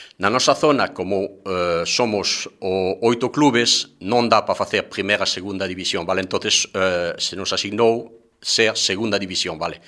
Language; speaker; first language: Galician; non-native, fluent; French